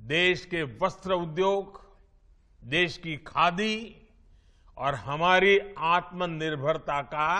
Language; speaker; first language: Hindi; non-native, local second language; Gujarati